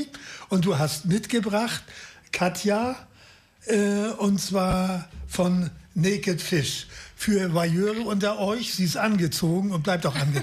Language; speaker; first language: German; native; German